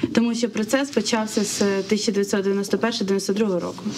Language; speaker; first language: Ukrainian; native; Ukrainian